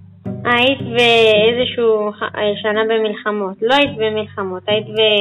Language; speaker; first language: Hebrew; native; Hebrew